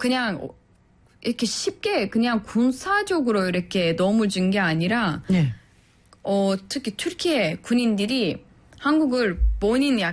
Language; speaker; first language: Korean; non-native, fluent; Turkish